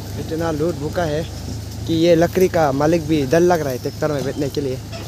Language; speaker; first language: Hindi; non-native, local second language; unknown